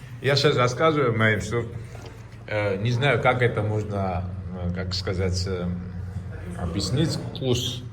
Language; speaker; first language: Russian; non-native, fluent; Georgian